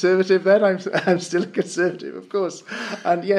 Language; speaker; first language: English; non-native, local second language; Welsh